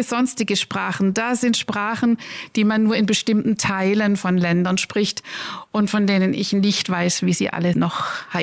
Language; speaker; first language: German; native; German